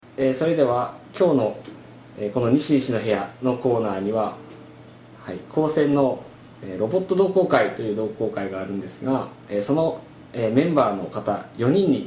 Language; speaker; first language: Japanese; native; Japanese